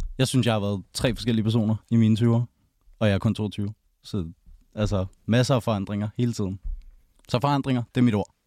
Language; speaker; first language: Danish; native; Danish